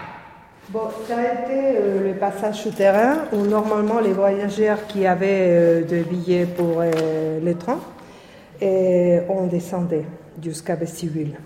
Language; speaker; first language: French; non-native, fluent; Spanish